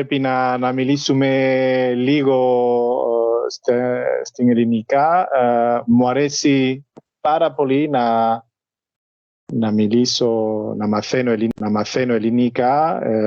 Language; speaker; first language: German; non-native, learner; Spanish